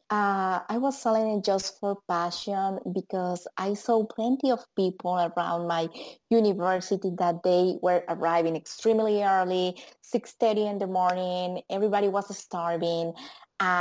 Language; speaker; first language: English; non-native, fluent; Spanish